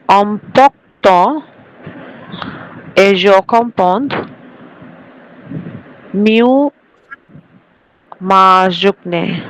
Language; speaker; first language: French; non-native, learner; Bangla